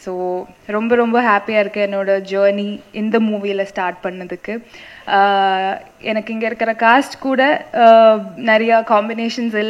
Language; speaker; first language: Tamil; non-native, fluent; Malayalam